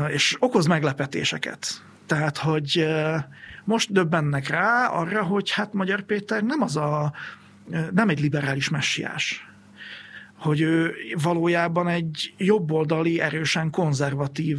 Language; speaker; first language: Hungarian; native; Hungarian